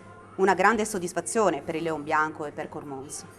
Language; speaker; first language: Italian; native; Italian